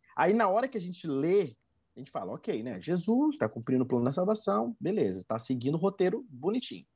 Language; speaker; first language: Portuguese; native; Portuguese